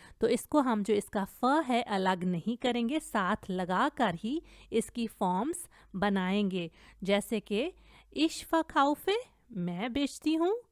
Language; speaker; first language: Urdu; native; Urdu